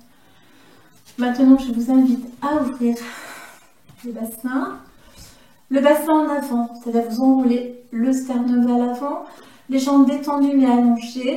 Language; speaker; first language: French; native; French